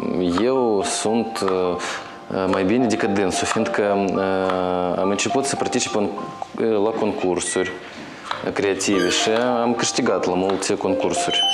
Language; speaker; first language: Romanian; non-native, local second language; Russian